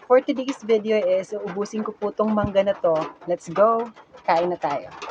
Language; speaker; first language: Filipino; non-native, local second language; Bikol